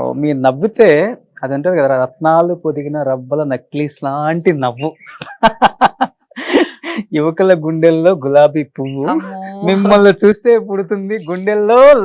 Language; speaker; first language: Telugu; native; Telugu